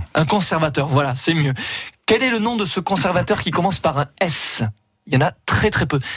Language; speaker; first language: French; native; French